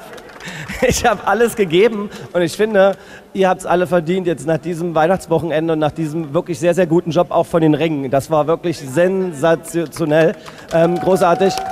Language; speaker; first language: German; native; German